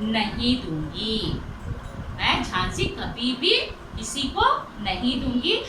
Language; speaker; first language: Hindi; non-native, local second language; Telugu